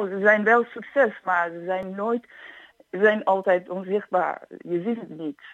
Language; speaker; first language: Dutch; non-native, fluent; Persian